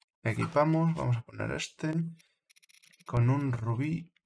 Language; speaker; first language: Spanish; native; Spanish